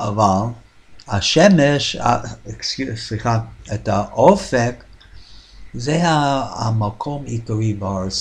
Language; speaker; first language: Hebrew; non-native, fluent; English